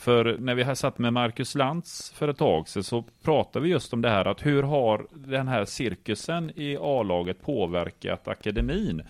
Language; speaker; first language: Swedish; native; Swedish